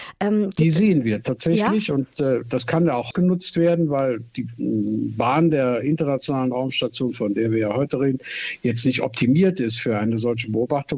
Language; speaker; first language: German; native; German